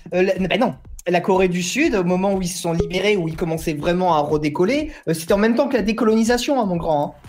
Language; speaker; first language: French; native; French